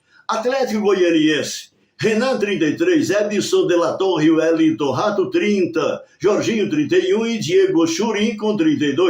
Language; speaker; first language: Portuguese; native; Portuguese